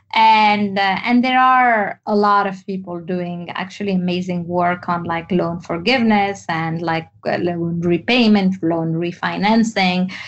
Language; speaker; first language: English; non-native, fluent; Arabic